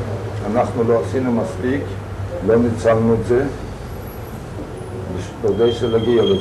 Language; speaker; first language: Hebrew; non-native, fluent; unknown